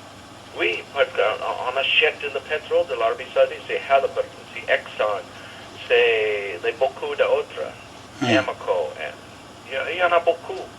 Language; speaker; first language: French; non-native, learner; English